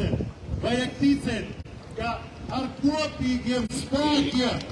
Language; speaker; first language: Latvian; non-native, local second language; Russian